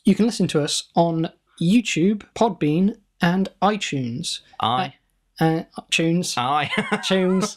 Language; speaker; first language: English; native; English